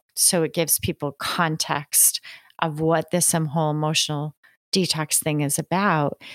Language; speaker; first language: English; native; English